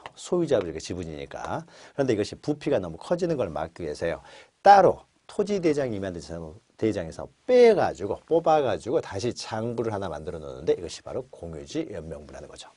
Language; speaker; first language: Korean; native; Korean